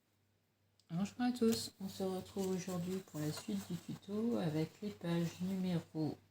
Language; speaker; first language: French; native; French